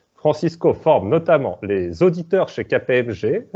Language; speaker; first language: French; native; French